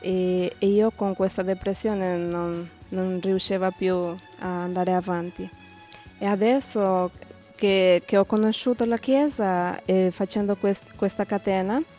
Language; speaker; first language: Italian; non-native, learner; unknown